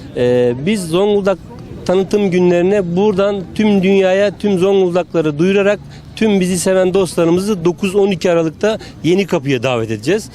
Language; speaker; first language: Turkish; native; Turkish